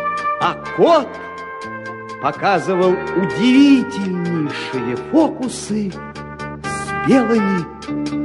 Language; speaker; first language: Russian; native; Russian